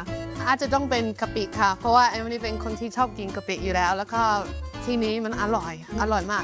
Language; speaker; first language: Thai; non-native, fluent; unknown